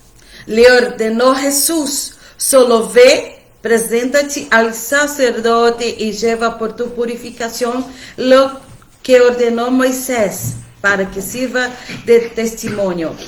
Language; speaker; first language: Spanish; non-native, fluent; Portuguese